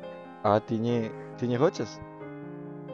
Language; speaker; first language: Russian; non-native, learner; Indonesian